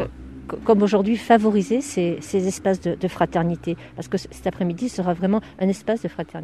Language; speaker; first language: French; native; French